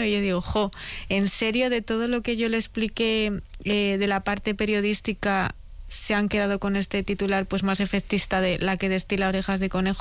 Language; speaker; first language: Spanish; native; Spanish